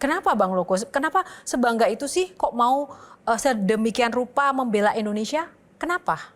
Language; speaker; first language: Indonesian; native; Indonesian